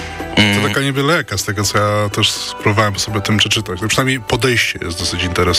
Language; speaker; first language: Polish; native; Polish